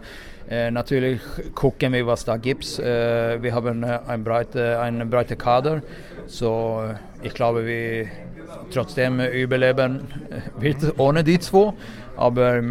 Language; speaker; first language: German; non-native, fluent; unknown